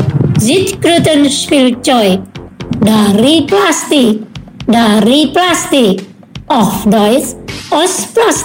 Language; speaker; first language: German; non-native, fluent; Indonesian